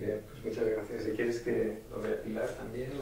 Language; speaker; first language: Spanish; native; Spanish